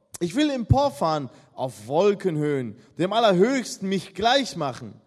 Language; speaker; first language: German; non-native, fluent; Russian